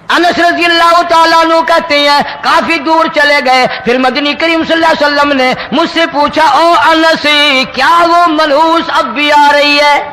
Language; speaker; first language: Urdu; non-native, local second language; Saraiki